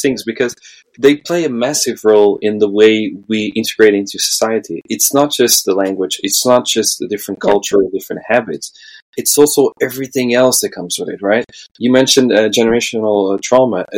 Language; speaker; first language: English; non-native, fluent; Portuguese